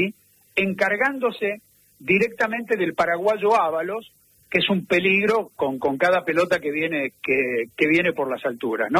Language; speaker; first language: Spanish; native; Spanish